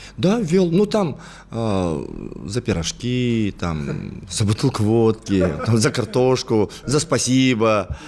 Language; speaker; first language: Russian; non-native, local second language; Yakut